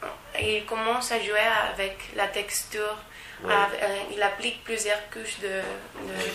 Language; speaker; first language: French; non-native, learner; Spanish